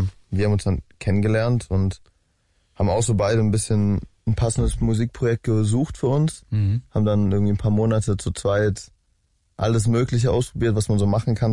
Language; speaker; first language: German; native; German